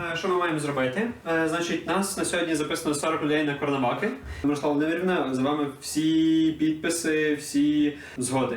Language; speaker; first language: Ukrainian; native; Ukrainian